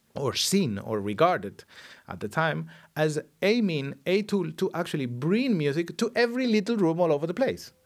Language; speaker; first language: English; non-native, fluent; Spanish